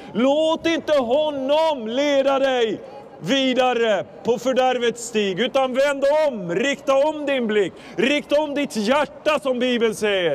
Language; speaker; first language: Swedish; non-native, fluent; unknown